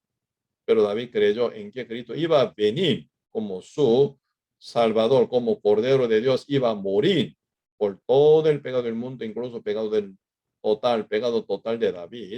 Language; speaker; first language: Spanish; non-native, fluent; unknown